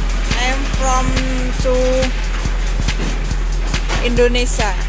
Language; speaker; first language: English; non-native, learner; Indonesian